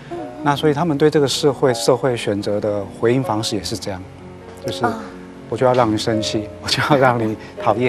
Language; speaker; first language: Chinese; native; Chinese